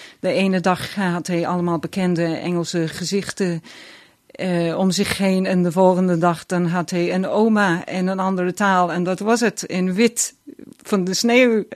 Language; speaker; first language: Dutch; non-native, fluent; English